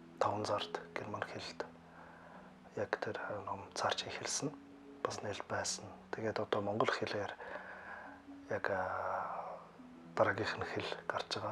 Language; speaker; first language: Mongolian; non-native, learner; German